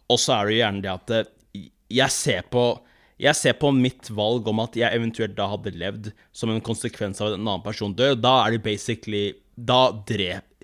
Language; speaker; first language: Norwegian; early bilingual, other home language; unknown